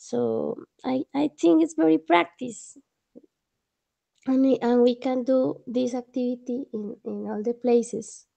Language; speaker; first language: English; non-native, learner; Spanish